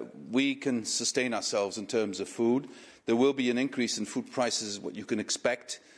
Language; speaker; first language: English; non-native, fluent; Dutch